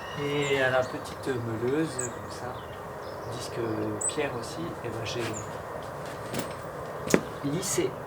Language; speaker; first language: French; native; French